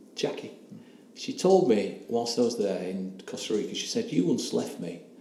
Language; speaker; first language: English; native; English